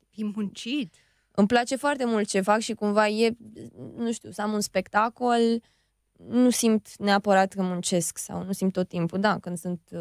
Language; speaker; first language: Romanian; native; Romanian